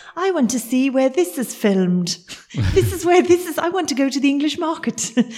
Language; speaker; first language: English; native; English